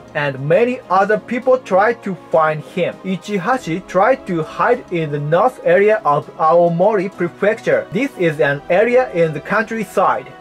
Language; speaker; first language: English; non-native, fluent; Japanese